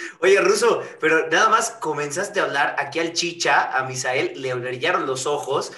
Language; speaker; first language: Spanish; native; Spanish